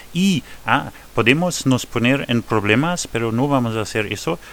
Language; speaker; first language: Spanish; non-native, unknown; French